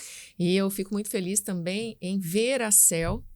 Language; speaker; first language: Portuguese; native; Portuguese